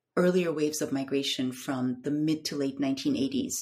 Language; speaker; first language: English; non-native, fluent; Turkish